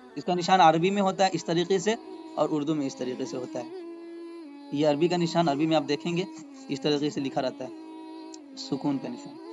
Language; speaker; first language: Urdu; native; Urdu